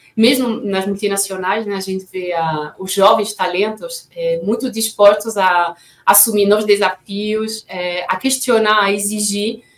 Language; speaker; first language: Portuguese; non-native, fluent; French